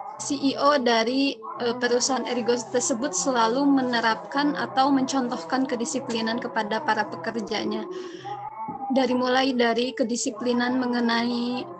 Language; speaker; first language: Indonesian; native; Indonesian